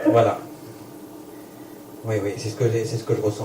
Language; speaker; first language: French; native; French